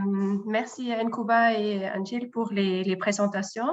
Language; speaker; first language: French; non-native, fluent; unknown